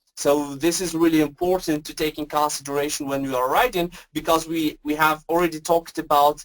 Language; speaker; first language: English; non-native, fluent; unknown